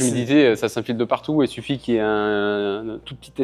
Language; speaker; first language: French; native; French